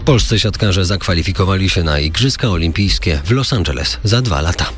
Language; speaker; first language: Polish; native; Polish